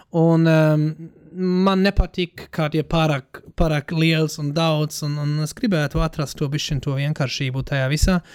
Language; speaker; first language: Latvian; non-native, fluent; German